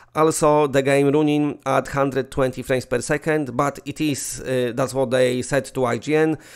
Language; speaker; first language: English; non-native, fluent; Polish